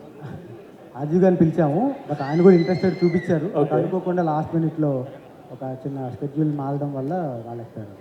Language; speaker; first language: Telugu; native; Telugu